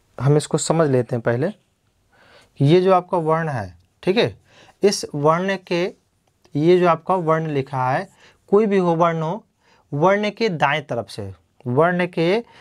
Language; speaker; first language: Hindi; native; Hindi